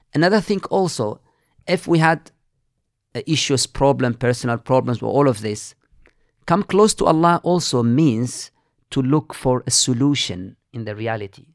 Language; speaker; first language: English; non-native, fluent; Arabic